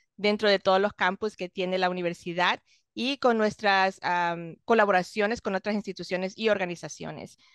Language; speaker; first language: English; non-native, fluent; Spanish